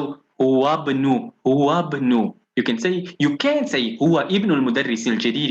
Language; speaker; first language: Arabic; non-native, fluent; English